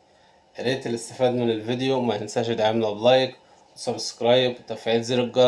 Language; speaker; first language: Arabic; native; Arabic